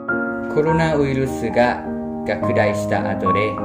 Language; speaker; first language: Japanese; non-native, learner; Thai